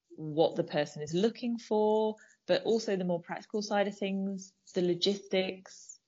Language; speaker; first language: English; native; English